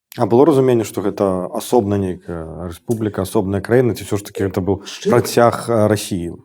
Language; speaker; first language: Belarusian; non-native, local second language; Russian